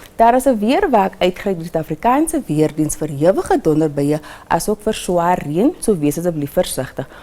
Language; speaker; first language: Afrikaans; non-native, local second language; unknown